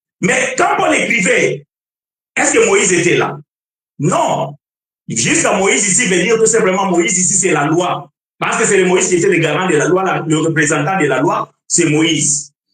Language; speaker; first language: French; non-native, fluent; Portuguese